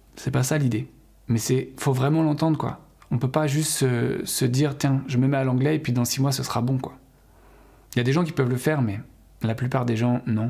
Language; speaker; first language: French; native; French